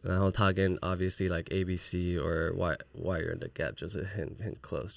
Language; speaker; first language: English; early bilingual, other home language; Chinese